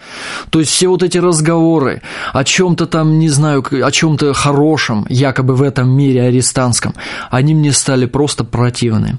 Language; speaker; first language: Russian; native; Russian